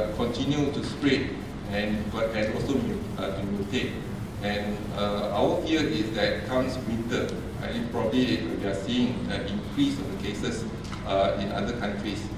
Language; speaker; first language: English; non-native, local second language; Malay